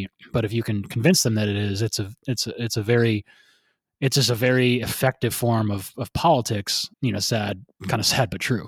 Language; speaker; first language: English; native; English